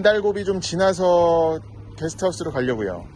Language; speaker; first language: Korean; native; Korean